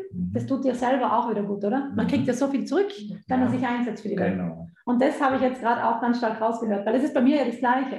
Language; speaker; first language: German; native; German